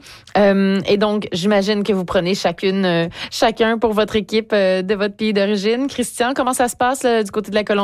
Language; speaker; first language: French; native; French